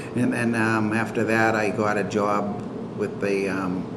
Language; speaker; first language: English; native; English